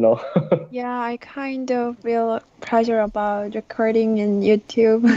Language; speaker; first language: English; non-native, learner; Korean